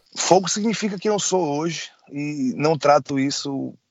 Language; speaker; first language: Portuguese; native; Portuguese